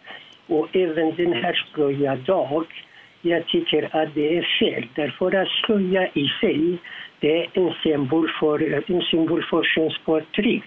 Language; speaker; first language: Swedish; non-native, learner; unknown